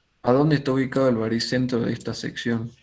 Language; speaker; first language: Spanish; native; Spanish